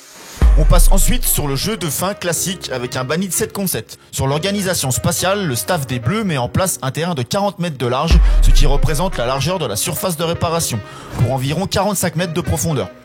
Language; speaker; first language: French; native; French